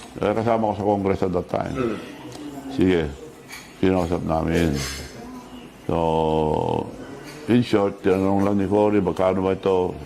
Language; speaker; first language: Filipino; non-native, local second language; Iloko